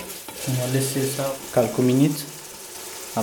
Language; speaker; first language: French; non-native, learner; Pashto